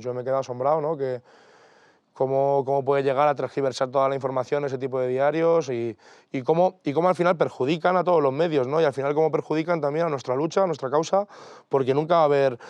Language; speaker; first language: Spanish; native; Spanish